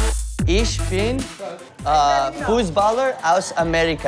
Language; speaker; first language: German; non-native, learner; English